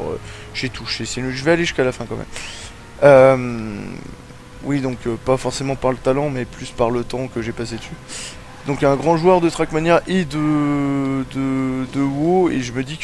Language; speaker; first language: French; native; French